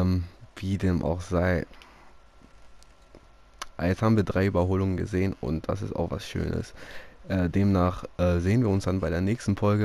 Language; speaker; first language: German; native; German